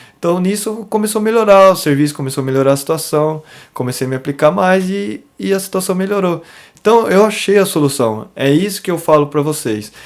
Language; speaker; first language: Portuguese; native; Portuguese